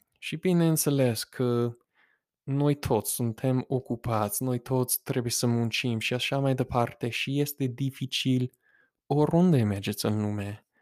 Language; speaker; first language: Romanian; non-native, fluent; English